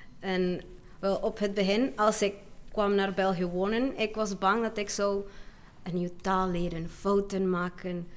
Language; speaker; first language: Dutch; non-native, fluent; Spanish